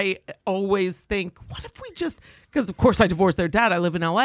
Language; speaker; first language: English; native; English